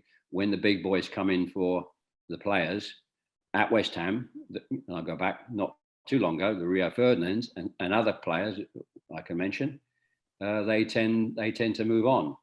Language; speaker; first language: English; native; English